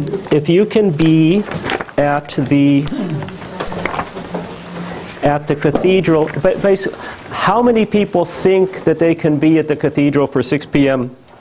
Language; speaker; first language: English; early bilingual, other home language; Ukrainian